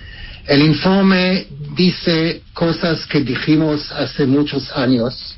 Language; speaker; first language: Spanish; non-native, fluent; Hebrew